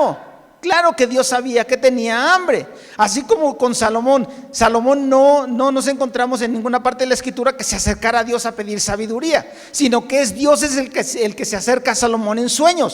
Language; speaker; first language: Spanish; native; Spanish